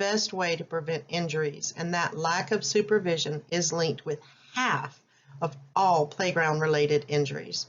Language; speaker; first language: English; native; English